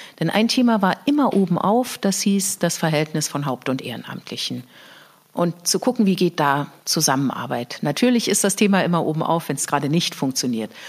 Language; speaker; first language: German; native; German